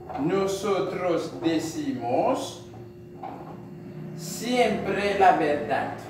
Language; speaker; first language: Spanish; non-native, fluent; Haitian Creole